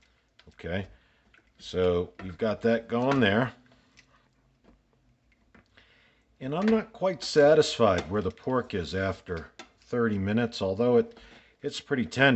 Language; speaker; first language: English; native; English